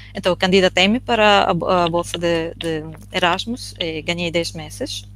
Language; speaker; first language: Portuguese; non-native, fluent; Italian